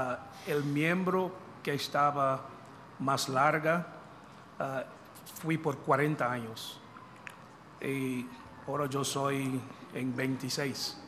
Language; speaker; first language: Spanish; non-native, fluent; English